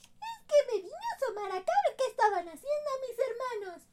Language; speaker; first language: Spanish; native; Spanish